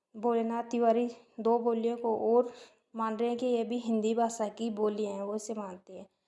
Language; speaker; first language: Hindi; native; Hindi